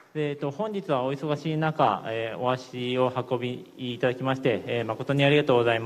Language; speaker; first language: Japanese; native; Japanese